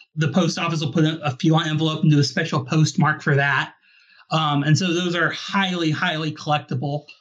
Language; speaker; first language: English; native; English